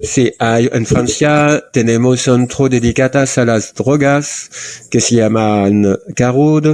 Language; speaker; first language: Spanish; non-native, learner; French